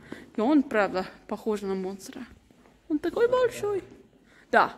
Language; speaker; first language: Russian; non-native, learner; English